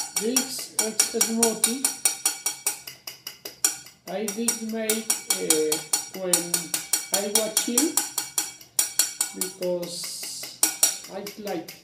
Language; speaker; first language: English; non-native, learner; Spanish